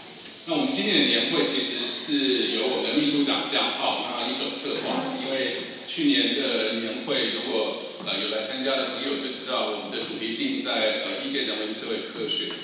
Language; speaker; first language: Chinese; native; Chinese